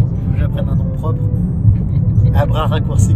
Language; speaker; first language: Japanese; non-native, learner; French